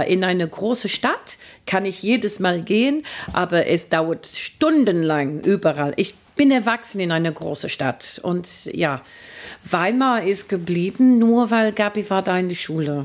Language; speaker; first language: German; non-native, fluent; English